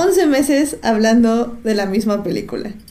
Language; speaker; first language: Spanish; native; Spanish